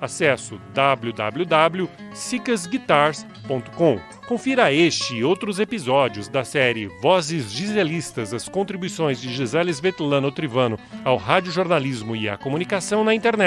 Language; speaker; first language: Portuguese; native; Portuguese